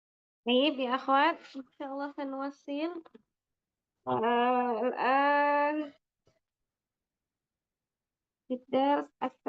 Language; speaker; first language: Arabic; non-native, fluent; Indonesian